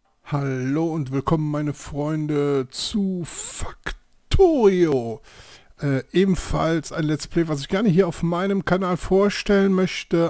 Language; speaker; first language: German; native; German